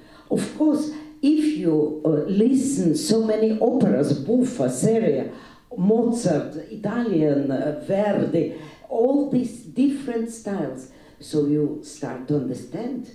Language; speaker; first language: English; non-native, fluent; Russian